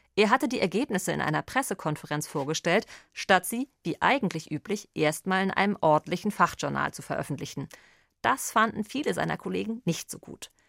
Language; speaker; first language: German; native; German